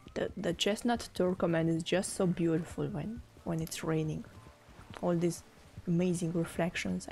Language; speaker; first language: English; non-native, fluent; Romanian